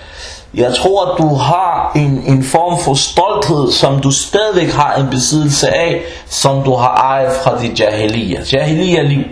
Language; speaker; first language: Danish; early bilingual, other home language; Arabic